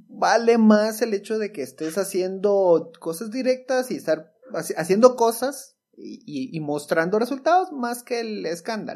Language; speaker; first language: Spanish; native; Spanish